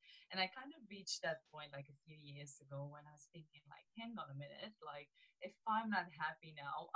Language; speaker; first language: English; non-native, fluent; Romanian